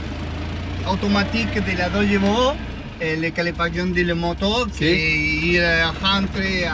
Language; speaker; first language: French; non-native, learner; Spanish